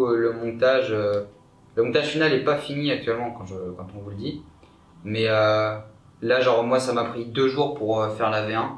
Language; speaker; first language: French; native; French